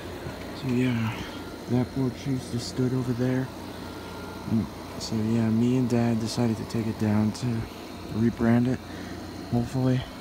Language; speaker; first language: English; native; English